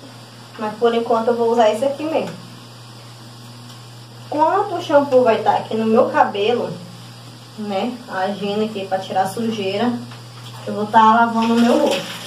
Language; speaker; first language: Portuguese; native; Portuguese